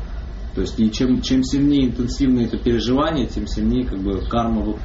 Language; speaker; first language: Russian; native; Russian